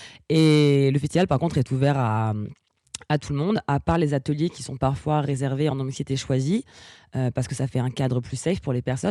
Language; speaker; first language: French; native; French